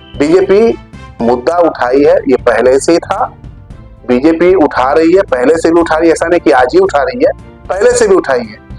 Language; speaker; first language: Hindi; native; Hindi